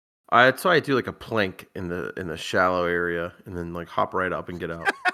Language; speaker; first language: English; native; English